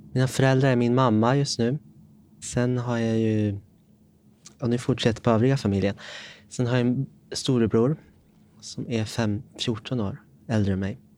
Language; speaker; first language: Swedish; native; Swedish